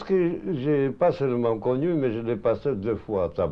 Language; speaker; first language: French; non-native, fluent; Russian